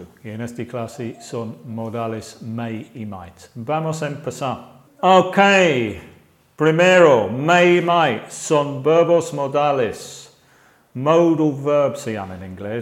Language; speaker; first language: Spanish; non-native, fluent; English